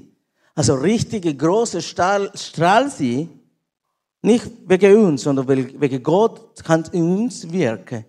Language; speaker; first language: German; non-native, learner; Spanish